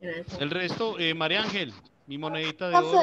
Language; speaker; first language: Spanish; native; Spanish